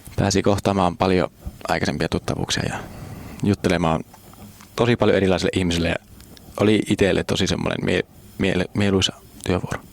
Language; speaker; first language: Finnish; native; Finnish